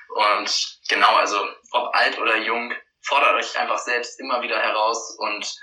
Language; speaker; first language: German; native; German